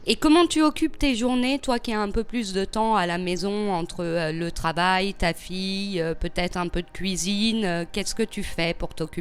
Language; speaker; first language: French; native; French